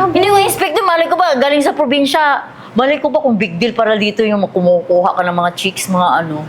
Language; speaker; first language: Filipino; non-native, local second language; Cebuano